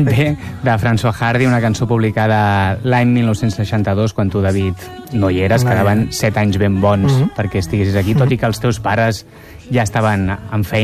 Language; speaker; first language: Catalan; native; Catalan